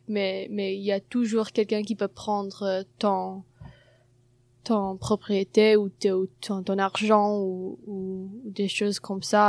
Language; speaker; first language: French; non-native, fluent; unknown